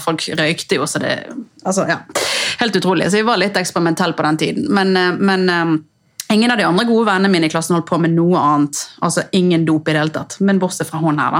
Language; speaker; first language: Norwegian; native; Norwegian